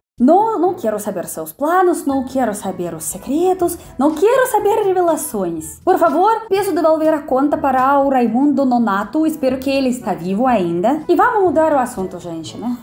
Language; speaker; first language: Portuguese; non-native, fluent; Russian